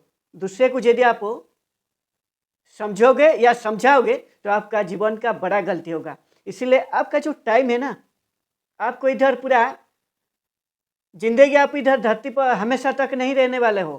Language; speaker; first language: Hindi; non-native, local second language; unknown